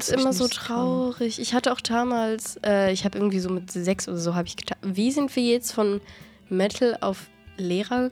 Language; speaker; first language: German; native; German